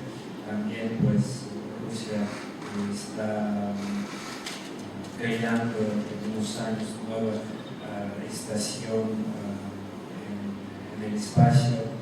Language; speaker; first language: Spanish; non-native, fluent; Russian